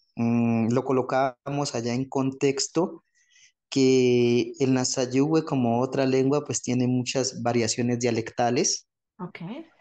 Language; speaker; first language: Spanish; non-native, local second language; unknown